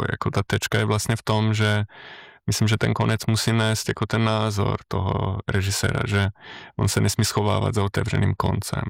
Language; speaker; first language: Czech; non-native, fluent; Slovenian